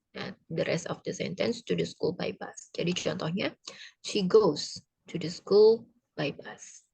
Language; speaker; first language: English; non-native, fluent; Indonesian